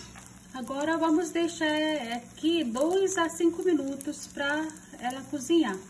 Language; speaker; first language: Portuguese; non-native, fluent; Hindi